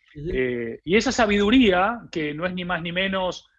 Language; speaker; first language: Spanish; native; Spanish